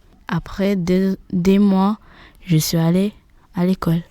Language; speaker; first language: French; non-native, learner; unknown